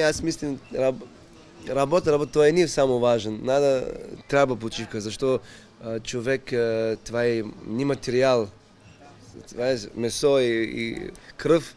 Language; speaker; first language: Bulgarian; non-native, learner; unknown